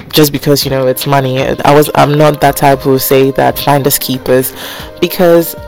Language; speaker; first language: English; non-native, local second language; Akan